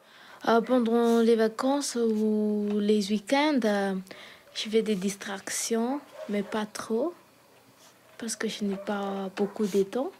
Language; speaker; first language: French; non-native, local second language; Malagasy